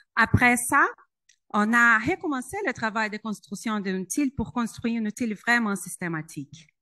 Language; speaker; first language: French; non-native, fluent; Portuguese